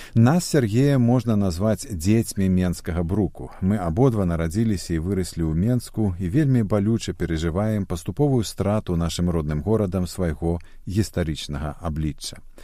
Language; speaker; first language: Belarusian; native; Belarusian